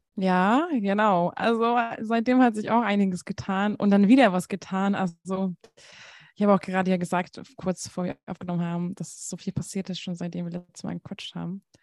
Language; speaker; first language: German; non-native, fluent; Hungarian